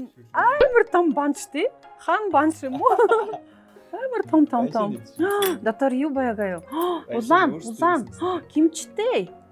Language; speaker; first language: Mongolian; non-native, learner; Russian